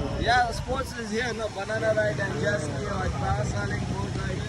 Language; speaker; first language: English; non-native, learner; Hindi